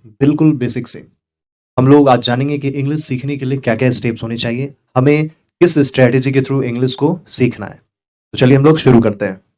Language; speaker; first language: Hindi; native; Hindi